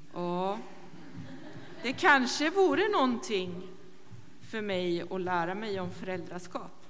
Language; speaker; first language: Swedish; native; Swedish